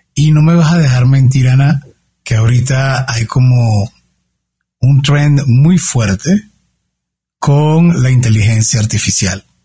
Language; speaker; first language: Spanish; native; Spanish